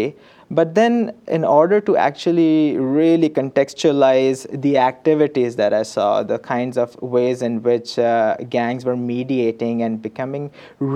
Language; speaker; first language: English; non-native, local second language; Urdu